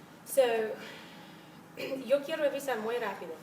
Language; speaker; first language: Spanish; non-native, fluent; English